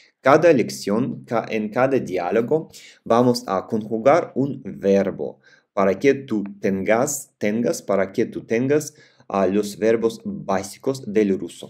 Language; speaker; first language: Spanish; non-native, fluent; Russian